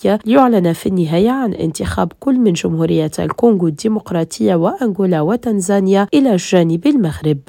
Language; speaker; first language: Arabic; native; Arabic